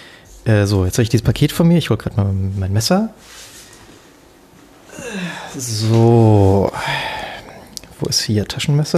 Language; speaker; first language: German; native; German